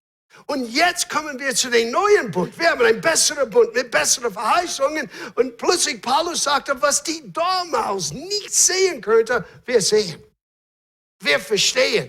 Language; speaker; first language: German; non-native, fluent; English